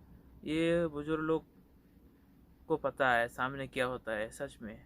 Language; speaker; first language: Hindi; non-native, local second language; Bangla